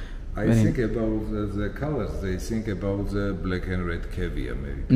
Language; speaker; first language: English; non-native, learner; Georgian